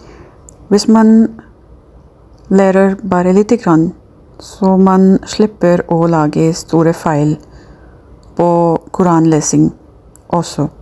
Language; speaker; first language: Norwegian; non-native, fluent; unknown